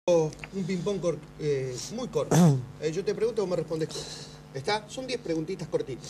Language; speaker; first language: Spanish; native; Spanish